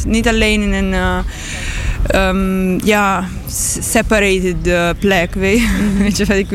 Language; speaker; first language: Dutch; non-native, learner; Italian